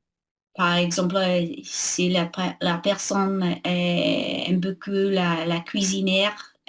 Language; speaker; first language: French; non-native, learner; English